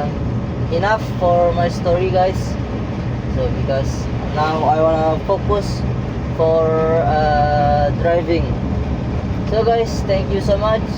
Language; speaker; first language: English; non-native, learner; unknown